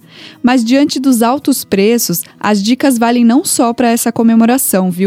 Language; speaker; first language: Portuguese; native; Portuguese